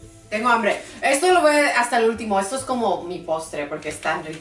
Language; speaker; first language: Spanish; early bilingual, heritage; English